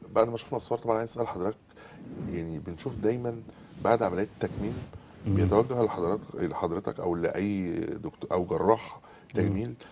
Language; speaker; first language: Arabic; native; Arabic